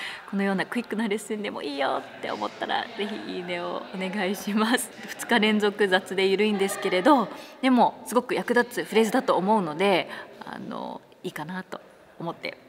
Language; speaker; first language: Japanese; native; Japanese